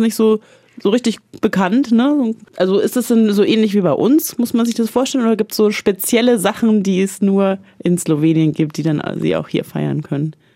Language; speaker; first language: German; native; German